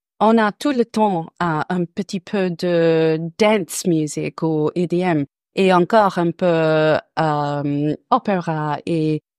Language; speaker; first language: French; non-native, learner; English